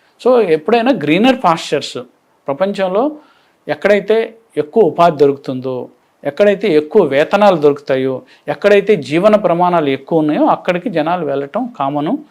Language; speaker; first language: Telugu; native; Telugu